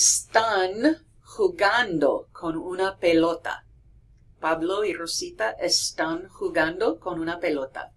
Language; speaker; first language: Spanish; non-native, fluent; English